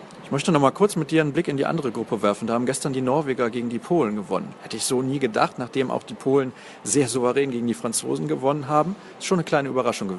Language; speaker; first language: German; native; German